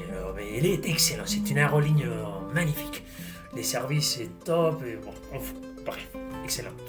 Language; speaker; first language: French; non-native, fluent; Spanish